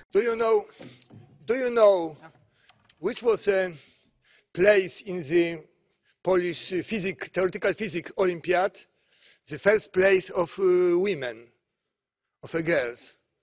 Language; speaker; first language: English; non-native, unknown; Polish